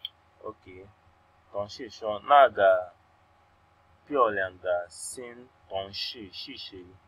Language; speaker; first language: Chinese; non-native, fluent; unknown